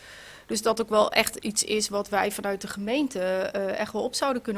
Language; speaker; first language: Dutch; native; Dutch